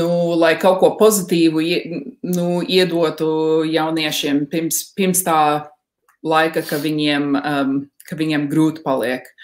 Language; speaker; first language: Latvian; early bilingual, heritage; Latvian